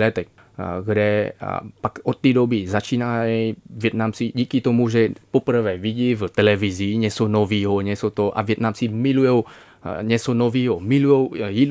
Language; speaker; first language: Czech; non-native, fluent; Vietnamese